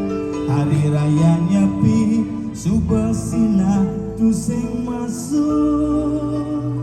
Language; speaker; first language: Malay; non-native, local second language; Balinese